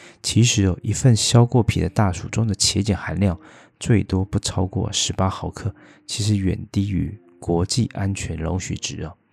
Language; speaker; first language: Chinese; native; Chinese